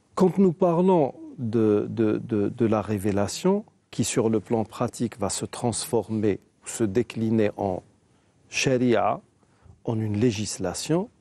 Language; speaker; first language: French; non-native, local second language; Arabic